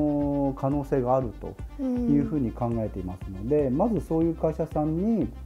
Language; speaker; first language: Japanese; native; Japanese